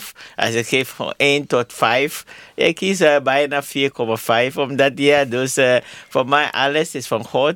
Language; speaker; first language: Dutch; non-native, fluent; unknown